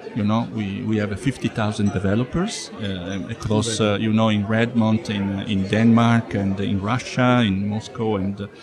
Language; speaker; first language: English; non-native, fluent; Italian